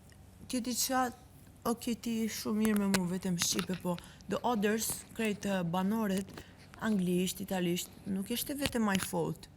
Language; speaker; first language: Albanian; non-native, learner; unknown